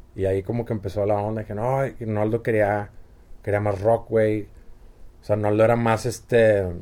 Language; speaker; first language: Spanish; native; Spanish